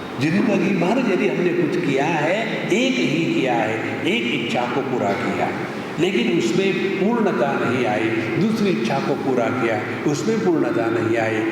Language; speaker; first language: Hindi; non-native, local second language; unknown